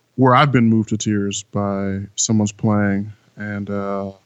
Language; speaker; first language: English; native; English